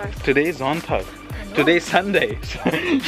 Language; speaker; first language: English; non-native, local second language; Hindi